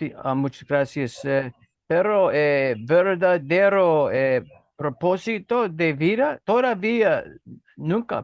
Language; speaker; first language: Spanish; non-native, learner; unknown